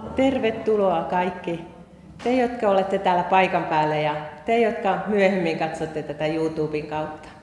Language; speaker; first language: Finnish; native; Finnish